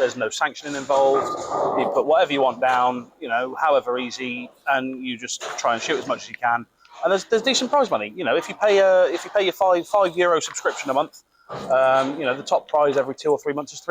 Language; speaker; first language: English; native; English